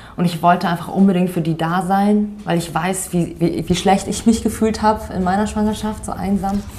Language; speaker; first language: German; early bilingual, other home language; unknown